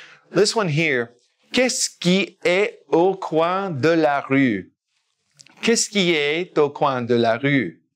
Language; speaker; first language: French; non-native, fluent; English